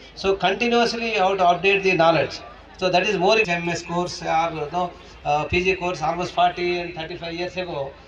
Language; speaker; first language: English; non-native, local second language; Telugu